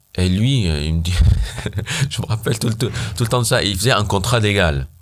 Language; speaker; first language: French; non-native, fluent; Arabic